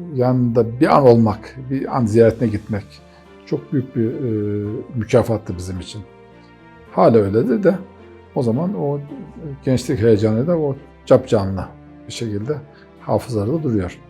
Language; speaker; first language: Turkish; native; Turkish